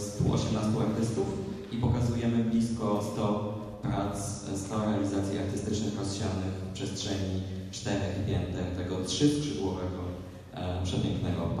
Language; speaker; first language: Polish; native; Polish